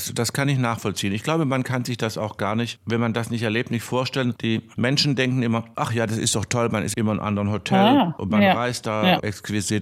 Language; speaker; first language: German; native; German